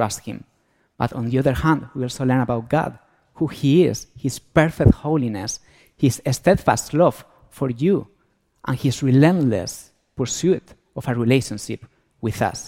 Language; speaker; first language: English; non-native, fluent; Spanish